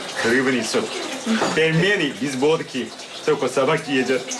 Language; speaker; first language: Russian; non-native, fluent; Korean